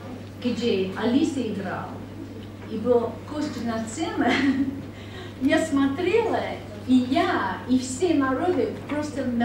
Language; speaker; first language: Russian; non-native, learner; English